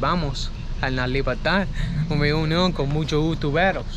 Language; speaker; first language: Spanish; non-native, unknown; English